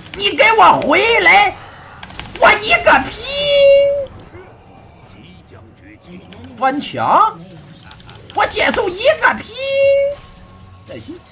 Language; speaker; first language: Chinese; native; Chinese